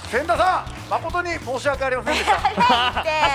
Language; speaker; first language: Japanese; native; Japanese